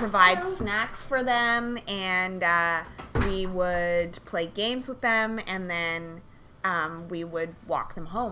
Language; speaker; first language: English; native; English